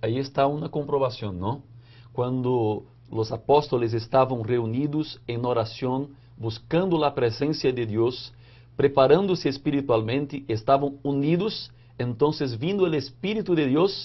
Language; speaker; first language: Spanish; non-native, fluent; Portuguese